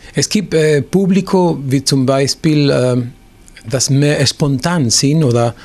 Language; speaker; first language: German; non-native, fluent; Spanish